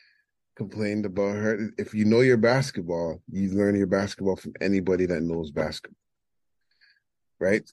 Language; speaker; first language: English; native; English